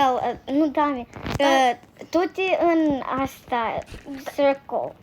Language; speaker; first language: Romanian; early bilingual, heritage; Romanian